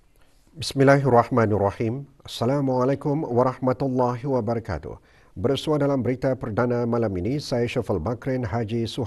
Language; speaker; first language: Malay; native; Malay